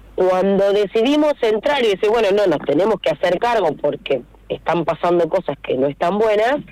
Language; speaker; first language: Spanish; native; Spanish